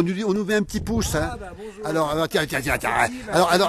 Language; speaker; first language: French; native; French